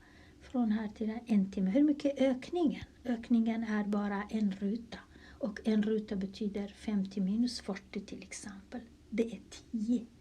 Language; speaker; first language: Swedish; non-native, fluent; Kurdish